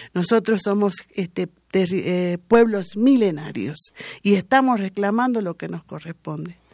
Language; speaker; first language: Spanish; non-native, local second language; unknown